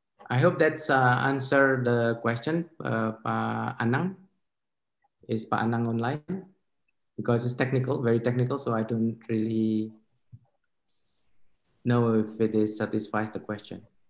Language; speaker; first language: English; non-native, fluent; Indonesian